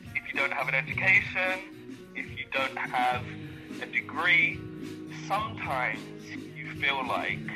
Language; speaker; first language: English; native; English